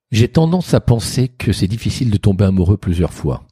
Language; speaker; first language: French; native; French